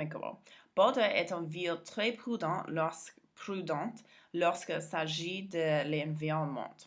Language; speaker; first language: French; non-native, learner; English